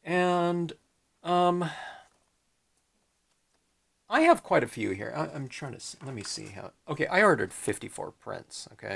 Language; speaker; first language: English; native; English